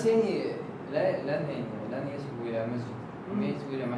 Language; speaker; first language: Arabic; non-native, learner; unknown